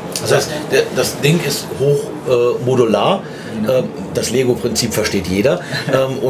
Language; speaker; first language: German; native; German